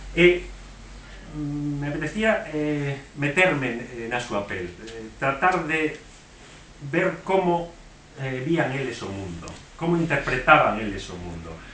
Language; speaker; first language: Galician; non-native, local second language; Spanish